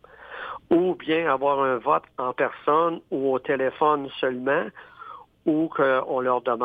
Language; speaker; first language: French; native; French